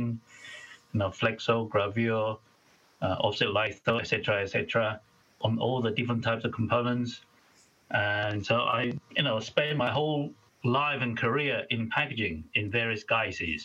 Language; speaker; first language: English; non-native, local second language; Chinese